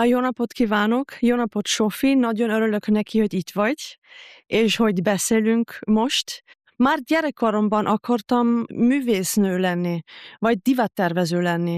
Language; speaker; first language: Hungarian; non-native, learner; German